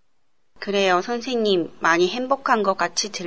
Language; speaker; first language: Korean; non-native, learner; Japanese